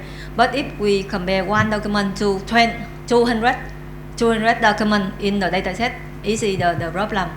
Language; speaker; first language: English; non-native, learner; Vietnamese